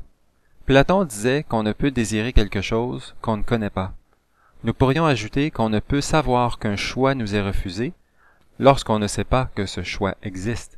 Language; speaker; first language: French; native; French